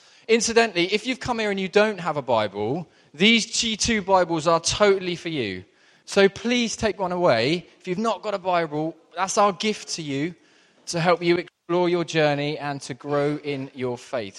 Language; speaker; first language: English; native; English